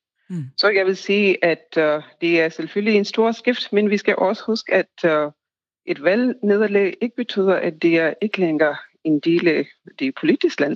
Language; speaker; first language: Danish; non-native, fluent; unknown